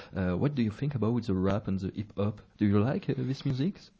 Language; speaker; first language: English; non-native, learner; French